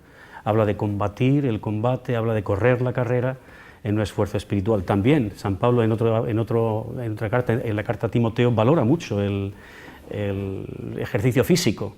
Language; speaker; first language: Spanish; native; Spanish